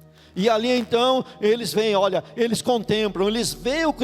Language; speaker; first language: Portuguese; native; Portuguese